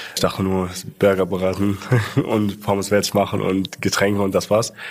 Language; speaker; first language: German; non-native, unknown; Arabic